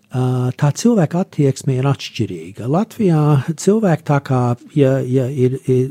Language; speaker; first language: Latvian; early bilingual, heritage; Latvian